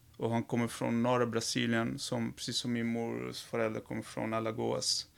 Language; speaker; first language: Swedish; non-native, fluent; Portuguese